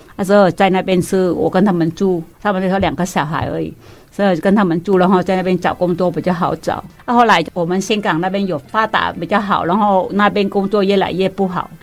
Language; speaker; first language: Chinese; non-native, fluent; Vietnamese